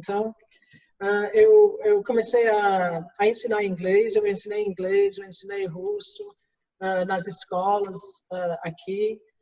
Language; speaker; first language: Portuguese; non-native, fluent; English